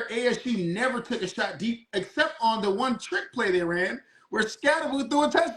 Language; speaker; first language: English; native; English